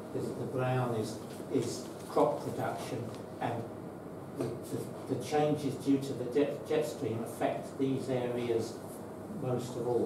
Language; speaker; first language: English; native; English